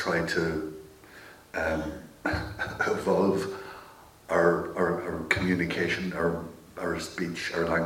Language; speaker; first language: English; native; English